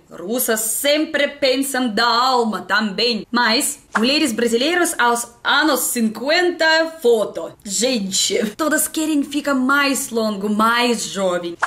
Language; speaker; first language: Portuguese; non-native, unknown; Russian